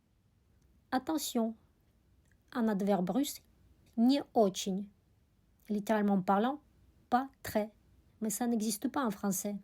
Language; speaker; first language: French; non-native, fluent; Russian